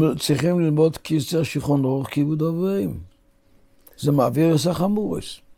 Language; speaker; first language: Hebrew; non-native, local second language; Yiddish